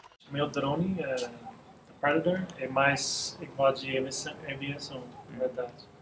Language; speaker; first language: Portuguese; non-native, learner; English